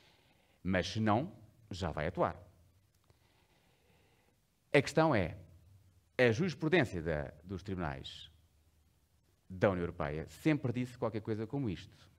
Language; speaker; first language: Portuguese; native; Portuguese